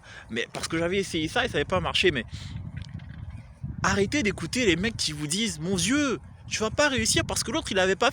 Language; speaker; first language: French; native; French